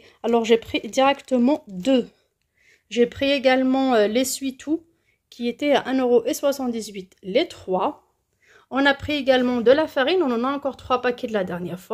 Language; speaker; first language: French; native; French